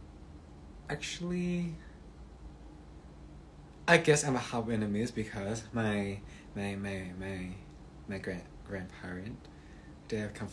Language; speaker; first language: English; non-native, learner; Thai